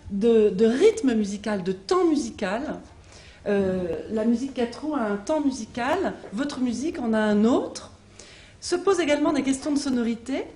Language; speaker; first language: French; native; French